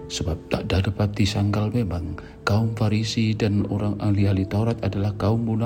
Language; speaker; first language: Indonesian; native; Indonesian